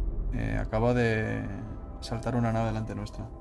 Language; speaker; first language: Spanish; native; Spanish